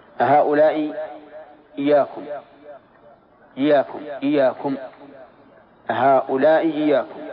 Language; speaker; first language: Arabic; native; Arabic